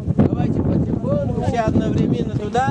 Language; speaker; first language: Russian; non-native, learner; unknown